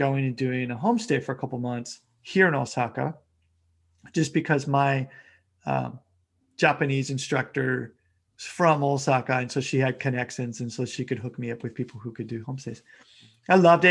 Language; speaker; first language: English; native; English